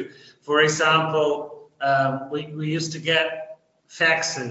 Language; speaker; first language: English; native; English